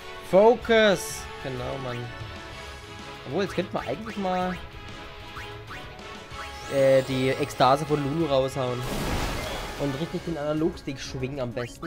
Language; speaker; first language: German; native; German